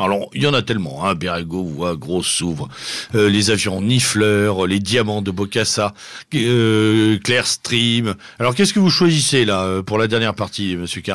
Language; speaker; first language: French; native; French